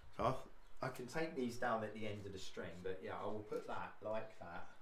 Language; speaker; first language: English; native; English